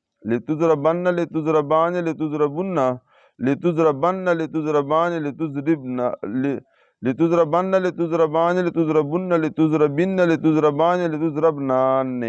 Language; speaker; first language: Arabic; non-native, fluent; Urdu